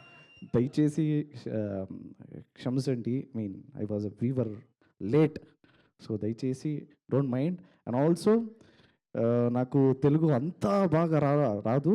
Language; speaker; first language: Telugu; non-native, learner; Kannada